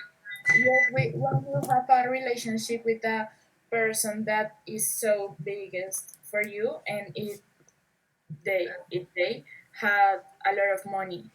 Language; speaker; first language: English; non-native, learner; Spanish